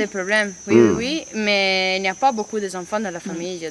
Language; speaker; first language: French; non-native, learner; Italian